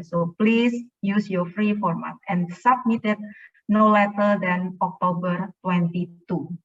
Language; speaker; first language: English; non-native, fluent; Indonesian